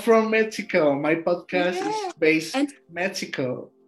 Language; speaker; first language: English; non-native, learner; Spanish